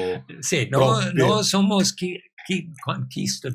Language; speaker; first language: Spanish; non-native, fluent; English